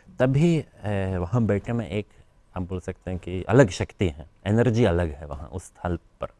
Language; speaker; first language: Hindi; non-native, fluent; Polish